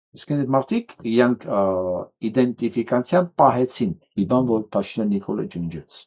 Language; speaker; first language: Armenian; native; Armenian